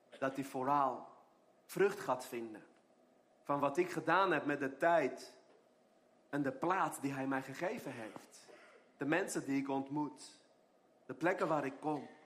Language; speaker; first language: Dutch; non-native, fluent; Armenian